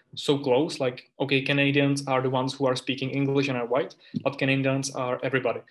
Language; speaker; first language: English; non-native, fluent; Czech